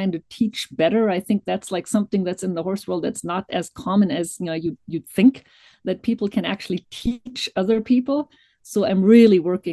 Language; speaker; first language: English; non-native, fluent; German